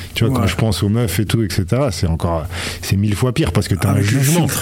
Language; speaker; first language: French; native; French